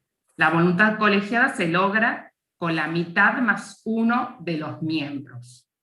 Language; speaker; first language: Spanish; native; Spanish